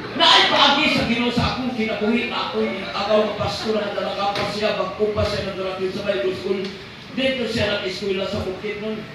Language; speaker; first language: Cebuano; non-native, local second language; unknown